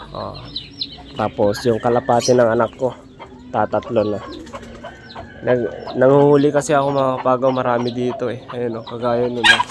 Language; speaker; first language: Filipino; native; Filipino